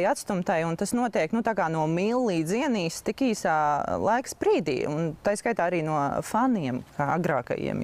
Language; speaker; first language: Latvian; native; Latvian